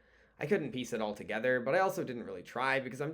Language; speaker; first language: English; native; English